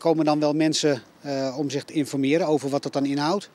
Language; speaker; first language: Dutch; native; Dutch